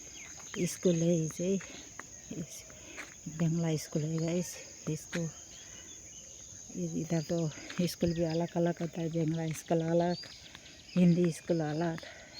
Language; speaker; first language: Hindi; non-native, local second language; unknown